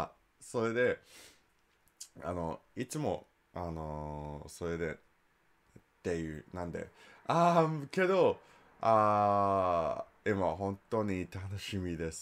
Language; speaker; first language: Japanese; non-native, learner; English